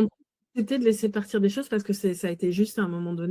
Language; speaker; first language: French; native; French